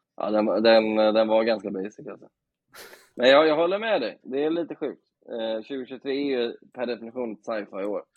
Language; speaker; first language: Swedish; native; Swedish